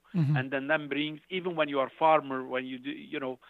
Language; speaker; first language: English; non-native, fluent; Turkish